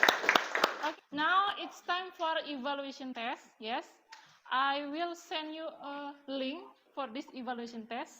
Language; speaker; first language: English; non-native, learner; Indonesian